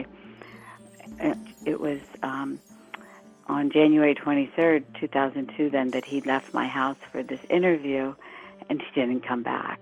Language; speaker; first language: English; early bilingual, other home language; Urdu